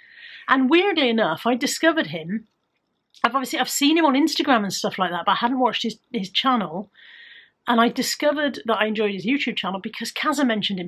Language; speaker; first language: English; native; English